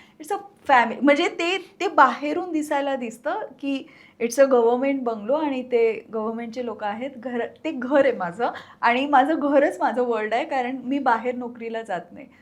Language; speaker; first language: Marathi; native; Marathi